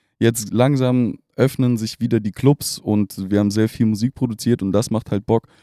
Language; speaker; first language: German; non-native, fluent; Russian